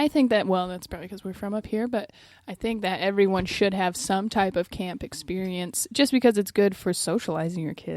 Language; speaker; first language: English; native; English